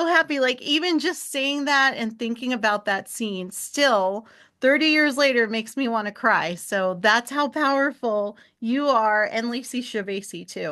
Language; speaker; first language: English; native; English